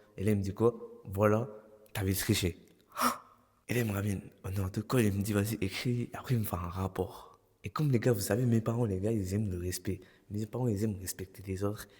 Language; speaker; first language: French; early bilingual, other home language; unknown